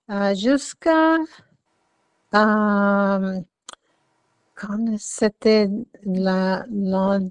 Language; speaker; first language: French; non-native, learner; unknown